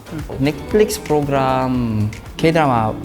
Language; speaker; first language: Korean; non-native, learner; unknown